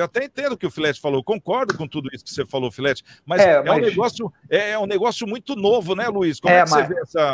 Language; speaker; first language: Portuguese; native; Portuguese